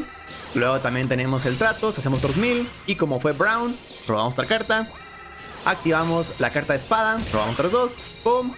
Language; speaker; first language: Spanish; native; Spanish